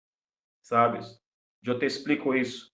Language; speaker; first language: Spanish; non-native, fluent; Portuguese